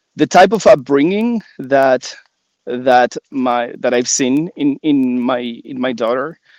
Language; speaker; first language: English; non-native, fluent; Spanish